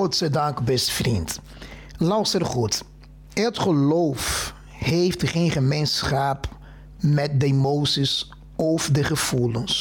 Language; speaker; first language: Dutch; non-native, fluent; Portuguese